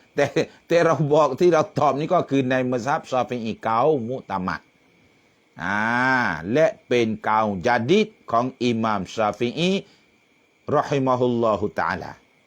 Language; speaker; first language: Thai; non-native, local second language; Malay